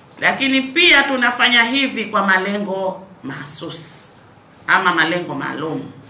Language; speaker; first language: Swahili; native; Swahili